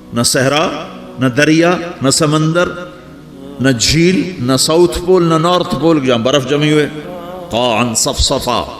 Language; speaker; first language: Urdu; non-native, local second language; Punjabi